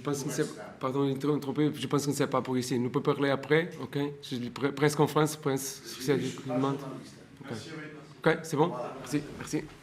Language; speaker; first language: French; non-native, learner; Portuguese